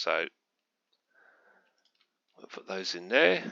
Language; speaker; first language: English; native; English